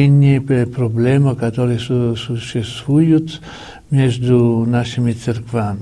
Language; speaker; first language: Russian; non-native, learner; Italian